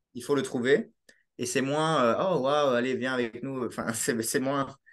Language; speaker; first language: French; native; French